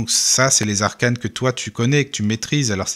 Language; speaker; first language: French; native; French